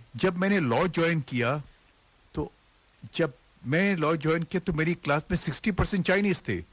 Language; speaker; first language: Hindi; native; Hindi